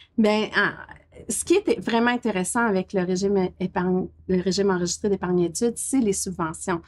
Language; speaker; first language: French; native; French